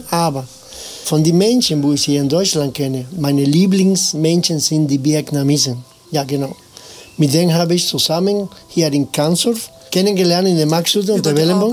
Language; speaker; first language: German; non-native, fluent; Spanish